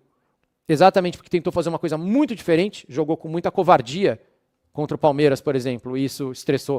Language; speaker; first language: Portuguese; native; Portuguese